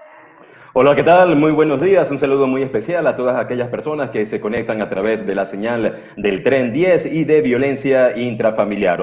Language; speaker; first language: Spanish; native; Spanish